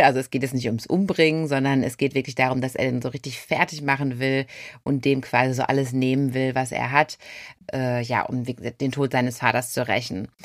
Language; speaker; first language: German; native; German